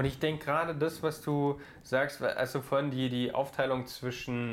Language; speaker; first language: German; native; German